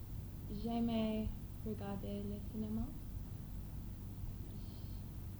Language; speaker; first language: French; non-native, learner; English